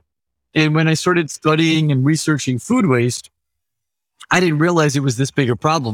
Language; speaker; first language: English; native; English